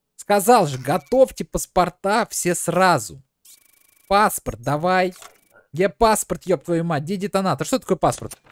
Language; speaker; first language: Russian; native; Russian